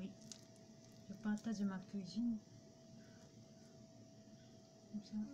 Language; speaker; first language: French; non-native, learner; Japanese